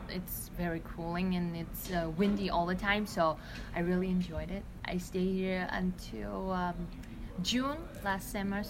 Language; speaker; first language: English; non-native, fluent; Vietnamese